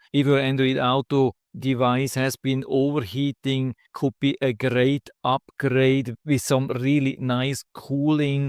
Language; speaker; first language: English; non-native, fluent; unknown